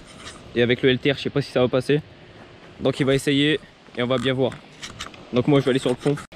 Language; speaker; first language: French; native; French